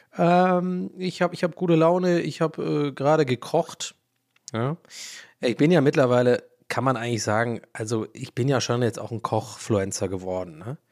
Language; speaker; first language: German; early bilingual, other home language; English